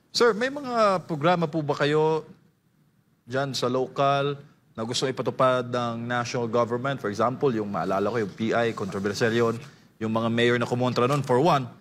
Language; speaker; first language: Filipino; native; Filipino